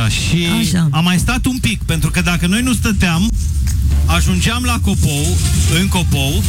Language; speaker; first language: Romanian; native; Romanian